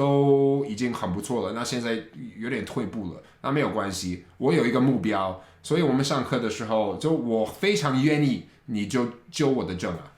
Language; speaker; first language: Chinese; non-native, fluent; English